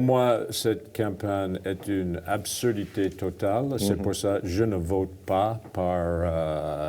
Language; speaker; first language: French; non-native, fluent; English